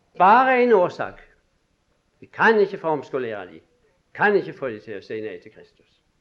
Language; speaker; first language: Norwegian; native; Norwegian